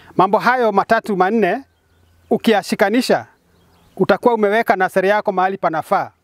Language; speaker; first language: Swahili; non-native, local second language; Kikuyu